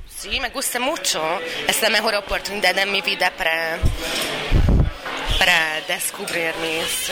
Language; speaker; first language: Spanish; non-native, learner; Hungarian